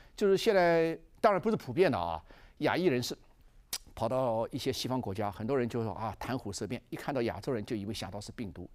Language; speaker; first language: Chinese; native; Chinese